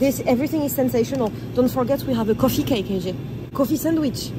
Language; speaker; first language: English; non-native, learner; French